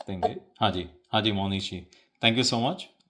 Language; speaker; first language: Hindi; native; Hindi